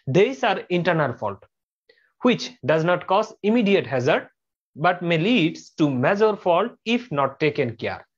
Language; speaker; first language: English; non-native, local second language; Bangla